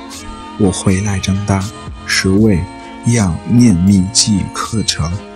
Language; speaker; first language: Chinese; non-native, learner; English